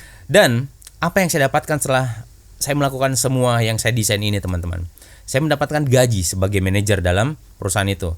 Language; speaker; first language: Indonesian; native; Indonesian